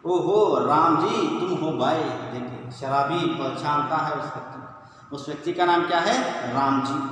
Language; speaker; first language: Hindi; non-native, local second language; Kannada